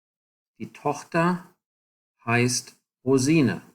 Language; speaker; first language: German; non-native, fluent; English